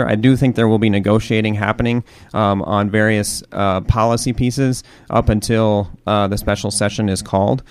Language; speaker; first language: English; native; English